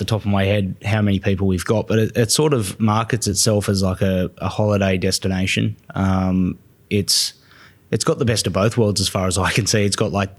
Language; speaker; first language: English; native; English